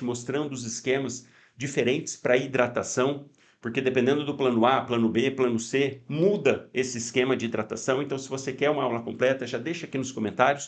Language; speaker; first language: Portuguese; native; Portuguese